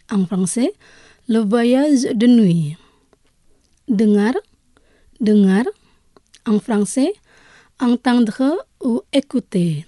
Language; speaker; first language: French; non-native, fluent; Indonesian